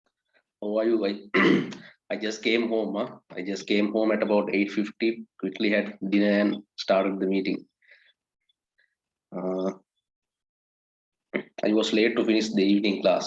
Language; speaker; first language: English; non-native, local second language; Sinhala